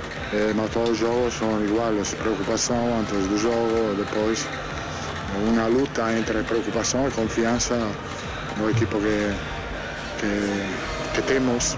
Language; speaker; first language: Portuguese; non-native, fluent; Italian